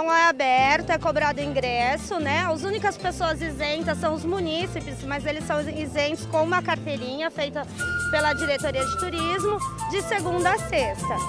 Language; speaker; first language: Portuguese; native; Portuguese